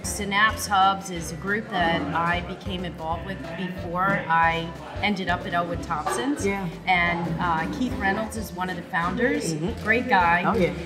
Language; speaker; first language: English; native; English